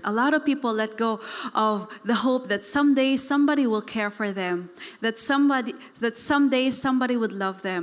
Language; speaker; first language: English; non-native, local second language; Cebuano